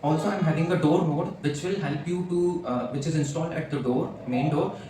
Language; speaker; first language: English; non-native, local second language; Hindi